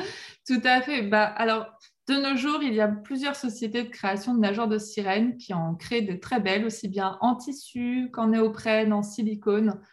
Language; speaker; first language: French; native; French